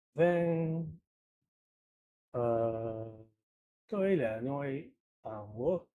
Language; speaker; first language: Vietnamese; non-native, learner; Dutch